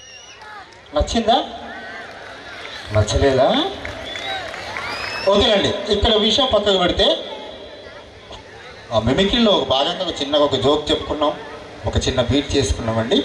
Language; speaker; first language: Telugu; native; Telugu